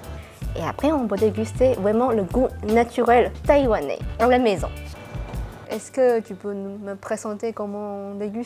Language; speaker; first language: French; non-native, fluent; Chinese